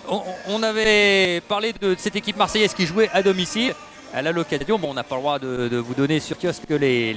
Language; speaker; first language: French; native; French